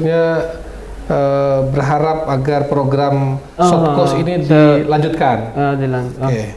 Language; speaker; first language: Indonesian; native; Indonesian